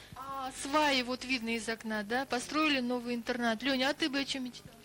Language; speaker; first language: Russian; native; Russian